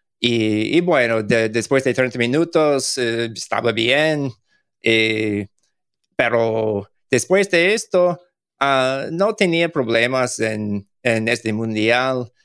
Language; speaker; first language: Spanish; non-native, learner; English